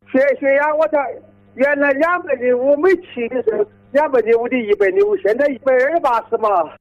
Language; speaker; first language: Chinese; native; Chinese